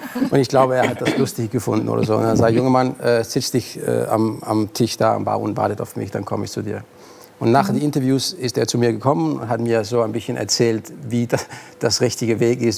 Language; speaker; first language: German; non-native, fluent; Arabic